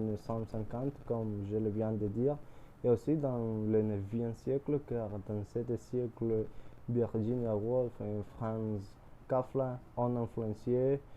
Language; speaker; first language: French; non-native, learner; Spanish